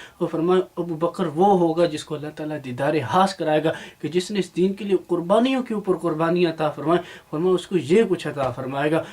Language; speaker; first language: Urdu; non-native, local second language; Punjabi